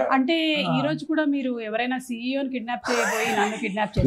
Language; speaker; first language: Telugu; native; Telugu